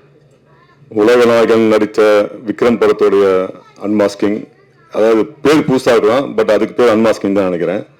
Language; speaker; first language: Tamil; native; Tamil